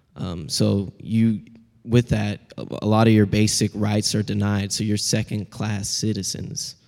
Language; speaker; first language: English; native; English